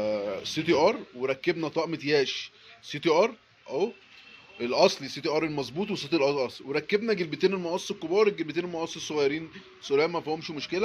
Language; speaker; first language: Arabic; native; Arabic